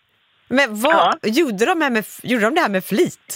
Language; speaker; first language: Swedish; native; Swedish